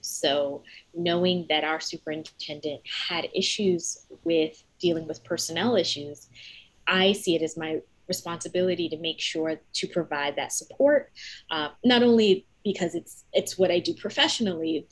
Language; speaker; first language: English; native; English